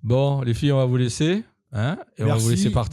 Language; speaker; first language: French; native; French